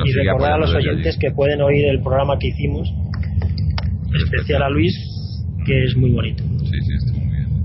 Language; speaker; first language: Spanish; native; Spanish